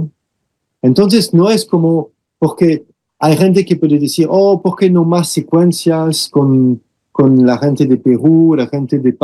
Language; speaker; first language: Spanish; non-native, fluent; French